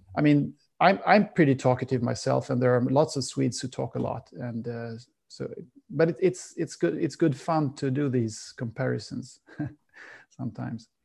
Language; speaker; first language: English; non-native, fluent; Swedish